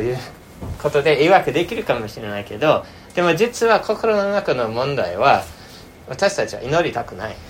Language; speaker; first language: Japanese; non-native, fluent; English